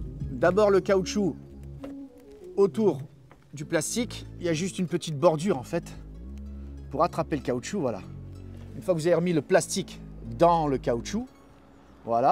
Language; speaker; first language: French; native; French